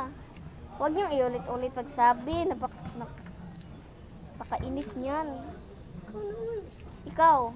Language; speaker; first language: Filipino; non-native, local second language; Cebuano